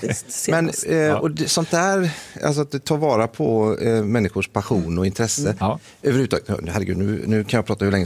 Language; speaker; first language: Swedish; native; Swedish